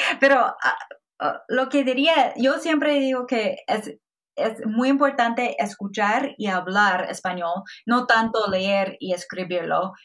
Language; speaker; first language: Spanish; non-native, fluent; English